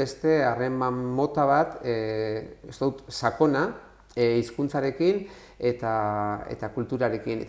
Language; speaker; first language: Basque; non-native, local second language; Spanish